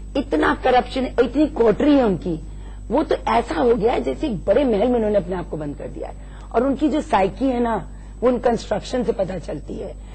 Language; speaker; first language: Hindi; native; Hindi